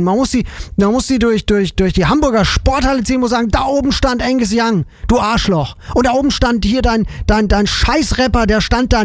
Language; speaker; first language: German; native; German